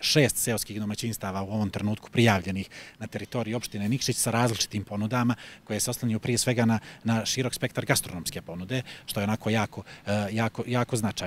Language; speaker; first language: Croatian; native; Croatian